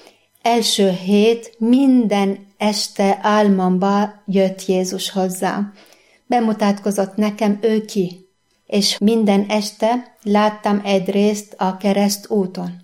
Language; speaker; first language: Hungarian; non-native, fluent; Arabic